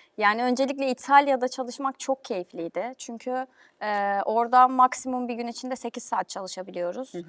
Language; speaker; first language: Turkish; native; Turkish